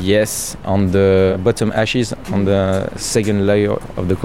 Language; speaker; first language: English; non-native, learner; French